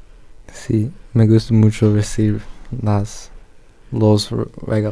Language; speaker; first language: Spanish; early bilingual, other home language; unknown